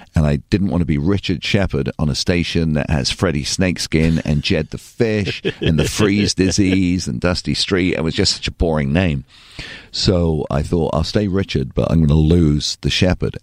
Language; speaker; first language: English; native; English